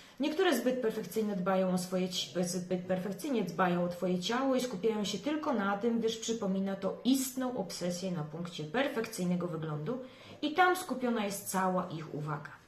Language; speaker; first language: Polish; native; Polish